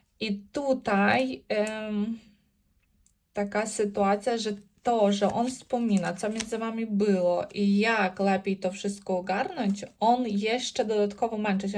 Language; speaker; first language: Polish; non-native, learner; Ukrainian